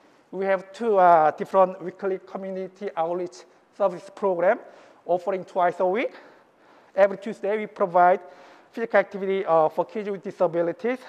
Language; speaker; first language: English; non-native, fluent; Korean